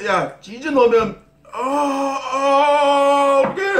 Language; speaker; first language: Korean; non-native, fluent; English